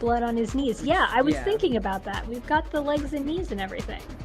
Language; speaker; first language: English; native; English